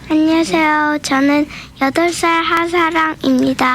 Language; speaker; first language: Korean; early bilingual, heritage; Korean